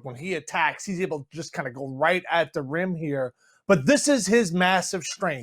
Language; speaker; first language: English; native; English